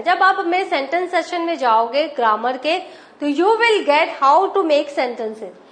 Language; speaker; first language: Hindi; native; Hindi